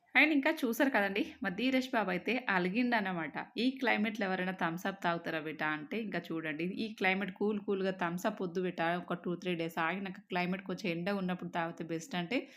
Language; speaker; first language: Telugu; native; Telugu